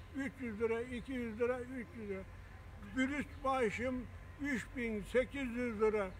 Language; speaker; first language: Turkish; native; Turkish